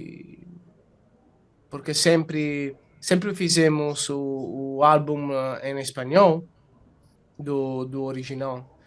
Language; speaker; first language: Portuguese; non-native, fluent; Italian